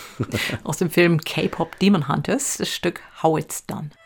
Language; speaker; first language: German; native; German